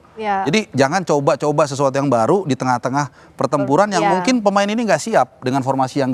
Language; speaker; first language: Indonesian; native; Indonesian